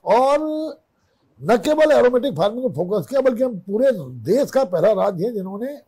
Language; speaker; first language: Hindi; native; Hindi